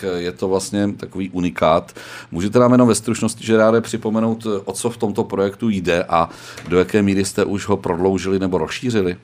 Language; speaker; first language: Czech; native; Czech